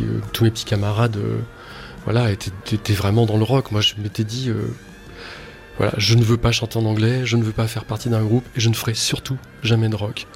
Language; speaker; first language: French; native; French